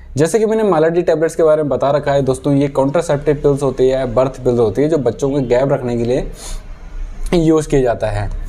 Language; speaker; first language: Hindi; native; Hindi